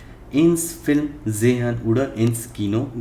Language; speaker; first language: German; non-native, fluent; Hindi